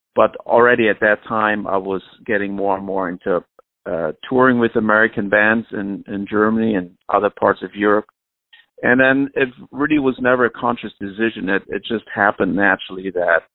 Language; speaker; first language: English; non-native, fluent; German